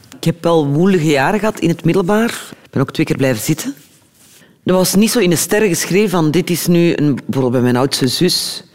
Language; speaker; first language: Dutch; early bilingual, other home language; Turkish